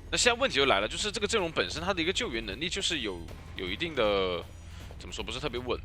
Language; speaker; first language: Chinese; native; Chinese